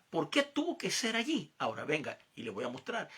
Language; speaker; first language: Spanish; native; Spanish